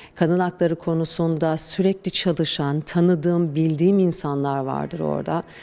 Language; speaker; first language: Turkish; non-native, fluent; Persian